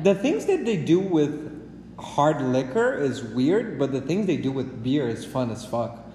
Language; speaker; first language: English; non-native, fluent; Portuguese